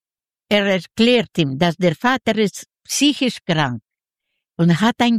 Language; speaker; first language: German; non-native, fluent; Yiddish